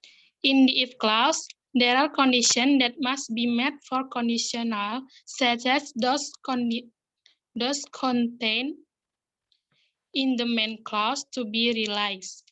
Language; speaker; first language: English; non-native, learner; Indonesian